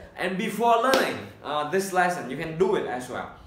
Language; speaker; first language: English; non-native, fluent; Vietnamese